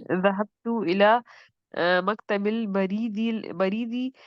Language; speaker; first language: Arabic; non-native, learner; Urdu